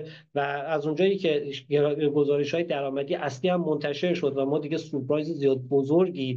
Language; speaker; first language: Persian; native; Persian